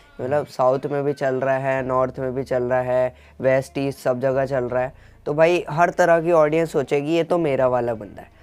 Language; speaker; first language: Hindi; native; Hindi